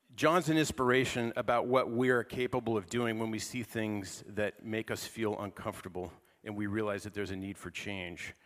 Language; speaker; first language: English; native; English